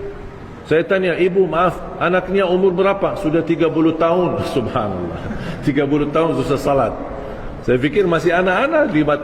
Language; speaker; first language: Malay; non-native, fluent; Arabic